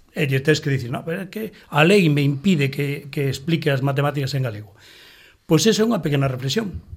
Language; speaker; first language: Galician; native; Galician